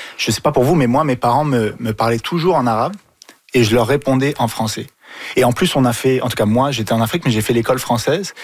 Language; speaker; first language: French; native; French